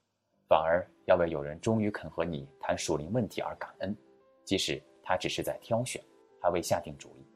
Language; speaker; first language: Chinese; native; Chinese